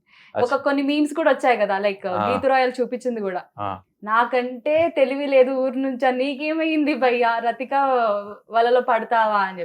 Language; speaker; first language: Telugu; native; Telugu